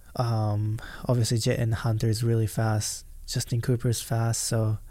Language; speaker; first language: English; non-native, fluent; Japanese